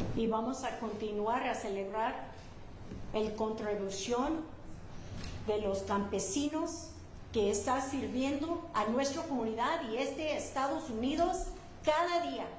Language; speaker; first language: Spanish; early bilingual, heritage; Spanish